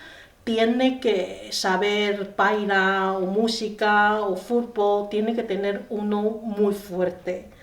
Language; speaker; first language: Spanish; non-native, learner; Chinese